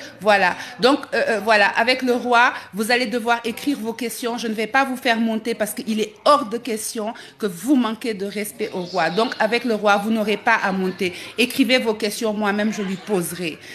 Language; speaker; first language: French; native; French